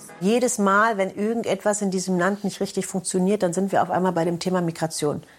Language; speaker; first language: German; native; German